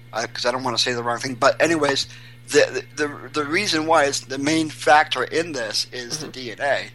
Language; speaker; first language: English; native; English